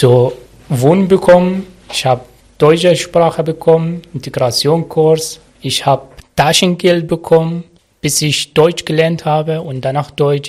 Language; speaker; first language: German; non-native, learner; Arabic